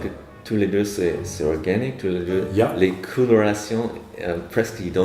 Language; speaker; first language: French; non-native, fluent; English